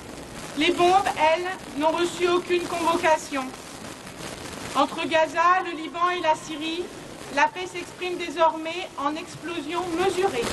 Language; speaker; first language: French; native; French